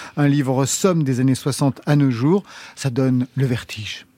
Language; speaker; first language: French; native; French